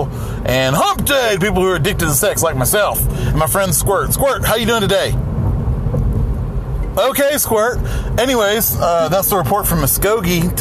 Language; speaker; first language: English; native; English